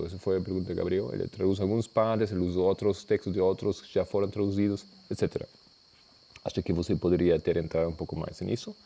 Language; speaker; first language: Portuguese; non-native, fluent; Spanish